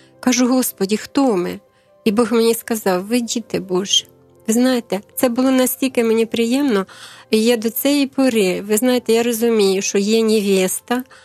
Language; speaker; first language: Ukrainian; native; Ukrainian